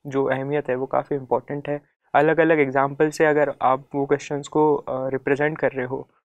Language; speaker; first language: Hindi; non-native, local second language; Marathi